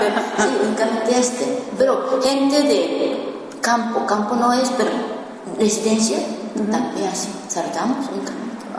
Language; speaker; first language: Spanish; non-native, learner; Japanese